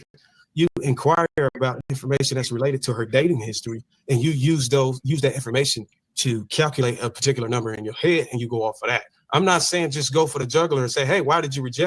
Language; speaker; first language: English; native; English